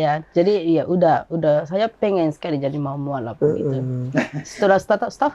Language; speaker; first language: Indonesian; non-native, learner; Japanese